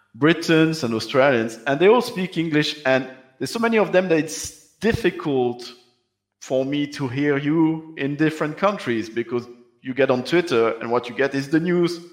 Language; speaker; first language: English; non-native, fluent; French